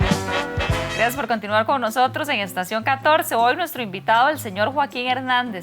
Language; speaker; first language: Spanish; native; Spanish